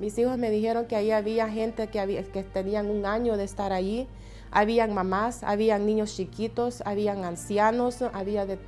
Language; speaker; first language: Spanish; native; Spanish